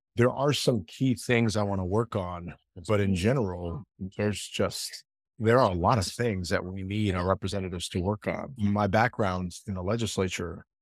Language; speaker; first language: English; early bilingual, other home language; Spanish